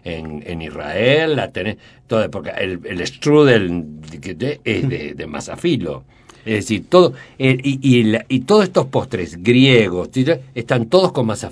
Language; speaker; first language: Spanish; native; Spanish